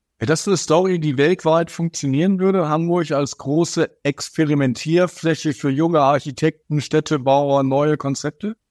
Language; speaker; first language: German; native; German